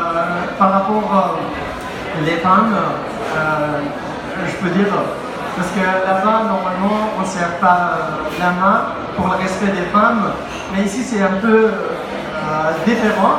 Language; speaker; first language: French; non-native, learner; Pashto